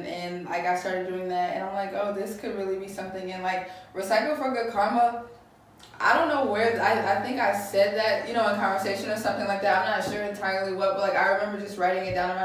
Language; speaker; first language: English; native; English